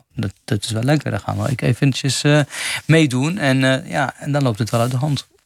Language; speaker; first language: Dutch; non-native, fluent; Arabic